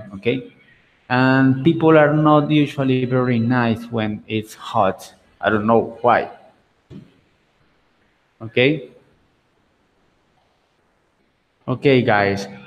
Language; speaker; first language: English; non-native, fluent; Spanish